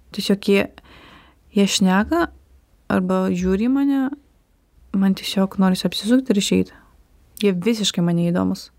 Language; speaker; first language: Lithuanian; non-native, local second language; Romany